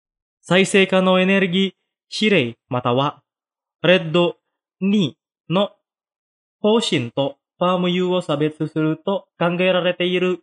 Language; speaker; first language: Japanese; non-native, fluent; Indonesian